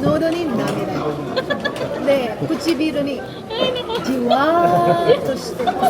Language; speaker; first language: Japanese; non-native, fluent; Filipino